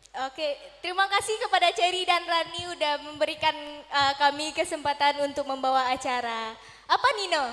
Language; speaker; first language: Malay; non-native, local second language; Minangkabau